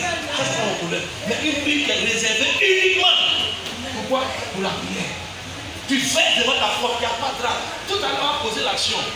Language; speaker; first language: French; native; French